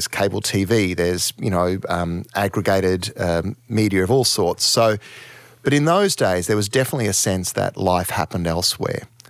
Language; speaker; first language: English; native; English